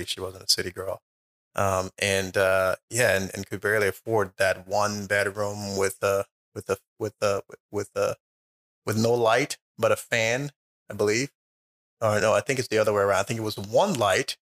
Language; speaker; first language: English; native; English